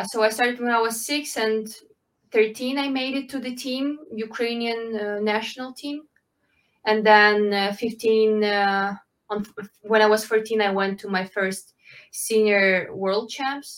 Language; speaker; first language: English; non-native, fluent; Ukrainian